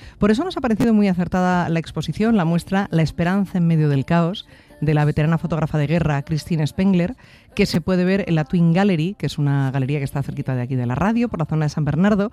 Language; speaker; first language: Spanish; native; Spanish